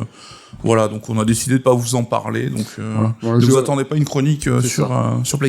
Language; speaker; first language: French; native; French